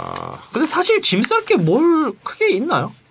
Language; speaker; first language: Korean; native; Korean